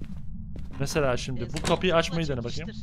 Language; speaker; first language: Turkish; native; Turkish